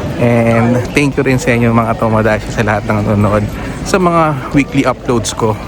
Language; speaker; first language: Filipino; native; Filipino